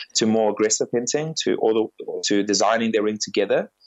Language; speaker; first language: English; early bilingual, other home language; Bulgarian